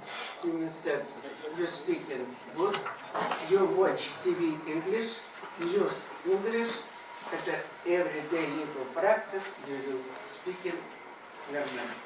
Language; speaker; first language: English; non-native, learner; Russian